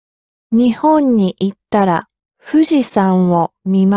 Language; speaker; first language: Japanese; non-native, learner; English